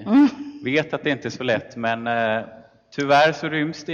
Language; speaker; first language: Swedish; native; Swedish